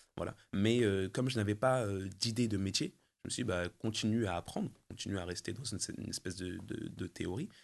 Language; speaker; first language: French; early bilingual, other home language; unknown